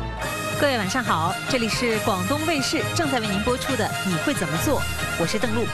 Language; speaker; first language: Chinese; native; Chinese